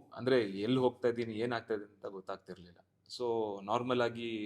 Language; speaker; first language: Kannada; non-native, local second language; Konkani